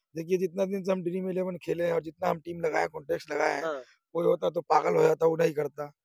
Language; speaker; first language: Hindi; native; Hindi